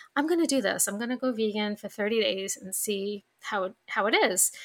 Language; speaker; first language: English; native; English